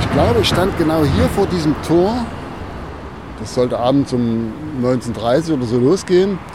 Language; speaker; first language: German; native; German